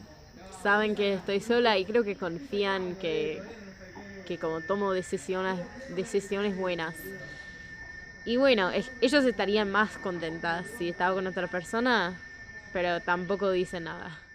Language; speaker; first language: Spanish; non-native, fluent; English